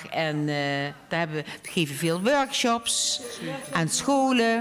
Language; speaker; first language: Dutch; native; Dutch